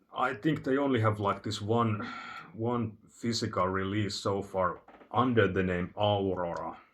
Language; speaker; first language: English; non-native, fluent; Finnish